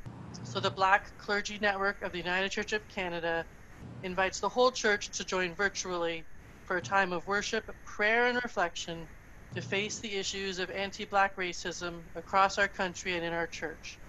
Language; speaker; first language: English; native; English